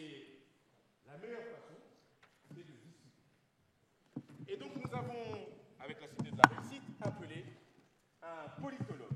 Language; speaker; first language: French; native; French